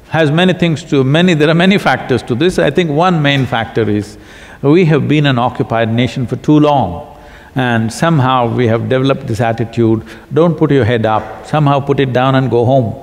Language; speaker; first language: English; non-native, local second language; Kannada